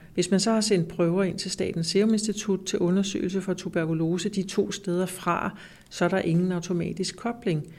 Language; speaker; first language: Danish; native; Danish